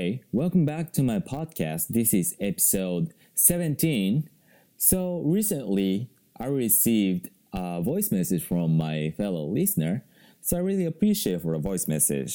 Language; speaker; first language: English; non-native, fluent; Japanese